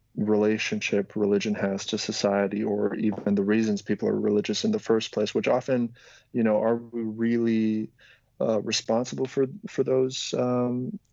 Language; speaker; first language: English; non-native, fluent; Slovak